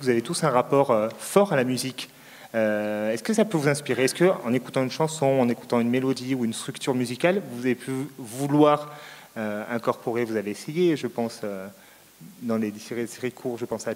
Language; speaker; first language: French; native; French